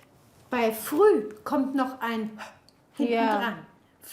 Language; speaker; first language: German; native; German